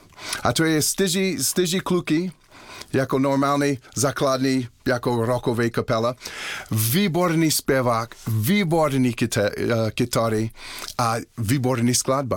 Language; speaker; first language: Czech; non-native, learner; English